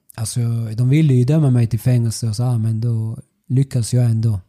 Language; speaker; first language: Swedish; early bilingual, other home language; Spanish